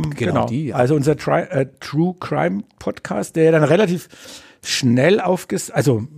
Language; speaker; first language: German; native; German